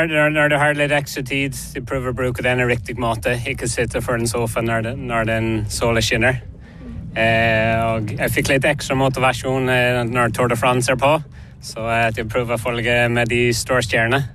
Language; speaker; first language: Norwegian; non-native, fluent; English